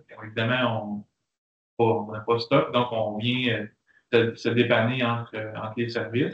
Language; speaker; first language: French; native; French